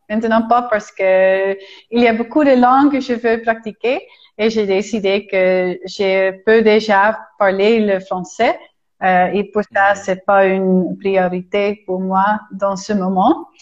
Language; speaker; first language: French; non-native, fluent; Dutch